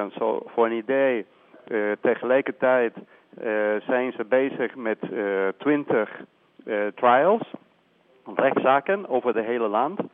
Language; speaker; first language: Dutch; non-native, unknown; Spanish